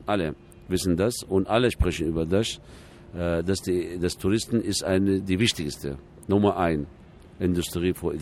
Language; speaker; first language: German; non-native, fluent; Arabic